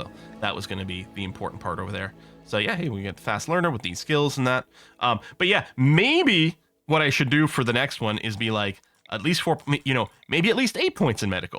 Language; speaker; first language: English; native; English